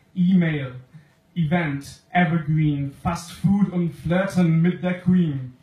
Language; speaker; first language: German; non-native, fluent; English